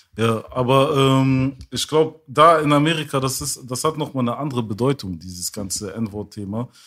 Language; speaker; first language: German; early bilingual, other home language; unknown